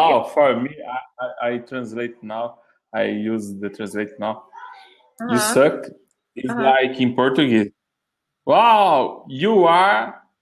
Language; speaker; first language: English; non-native, learner; Portuguese